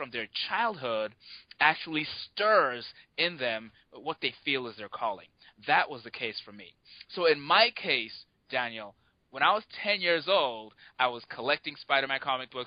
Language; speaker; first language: English; non-native, local second language; Yoruba